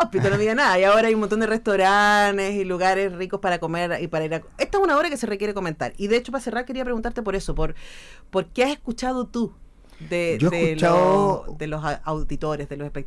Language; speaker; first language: Spanish; native; Spanish